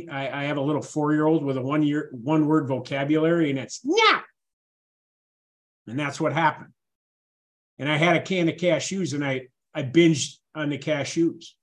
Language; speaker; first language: English; native; English